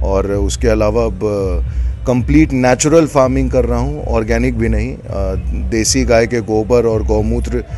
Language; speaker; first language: Hindi; native; Hindi